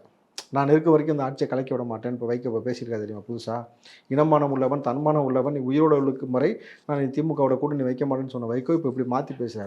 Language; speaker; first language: Tamil; native; Tamil